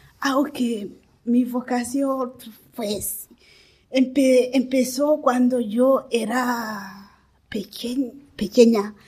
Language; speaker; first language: Spanish; non-native, learner; Kinyarwanda